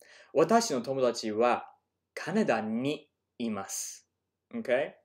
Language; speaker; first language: Japanese; non-native, fluent; English